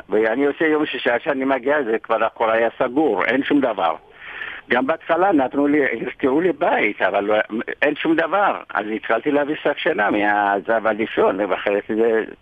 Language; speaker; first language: Hebrew; non-native, fluent; Amharic